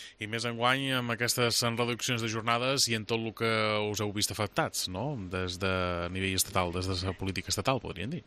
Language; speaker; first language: Catalan; native; Catalan